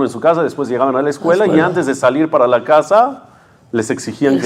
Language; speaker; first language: Spanish; native; Spanish